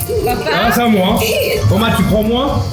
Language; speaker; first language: French; native; French